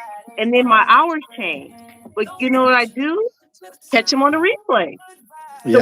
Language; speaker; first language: English; native; English